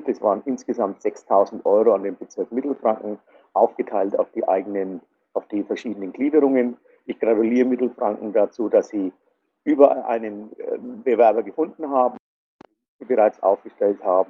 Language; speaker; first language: German; native; German